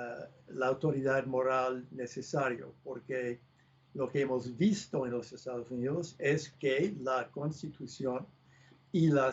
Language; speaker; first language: Spanish; non-native, fluent; English